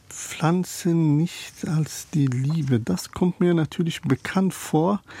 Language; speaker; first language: German; non-native, fluent; Persian